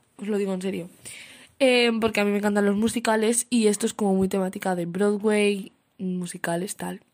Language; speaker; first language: Spanish; native; Spanish